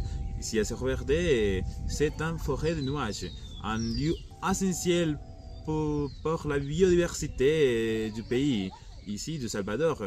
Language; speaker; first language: French; non-native, learner; Spanish